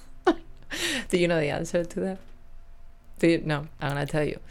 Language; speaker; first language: English; non-native, fluent; Spanish